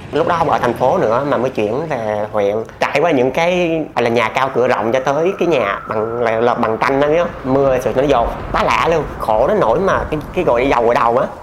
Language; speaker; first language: Vietnamese; native; Vietnamese